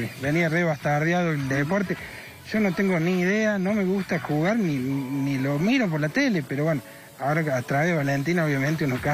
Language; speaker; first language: Spanish; native; Spanish